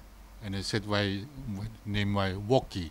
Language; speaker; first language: Dutch; non-native, learner; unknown